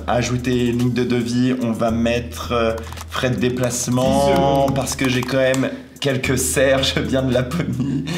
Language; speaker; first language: French; native; French